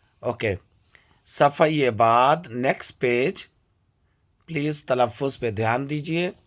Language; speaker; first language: Urdu; native; Urdu